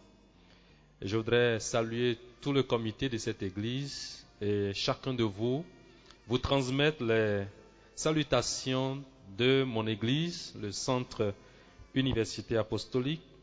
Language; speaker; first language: French; non-native, local second language; Swahili